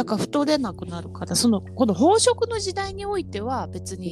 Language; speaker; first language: Japanese; native; Japanese